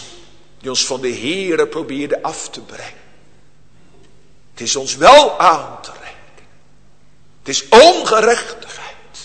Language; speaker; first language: Dutch; native; Dutch